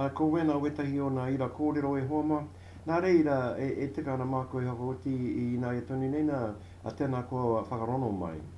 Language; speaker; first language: Māori; non-native, local second language; English